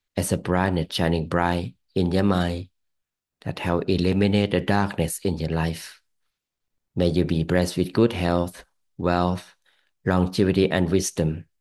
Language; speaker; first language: English; non-native, fluent; Thai